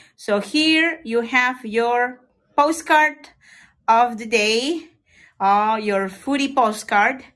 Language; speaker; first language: English; non-native, fluent; Spanish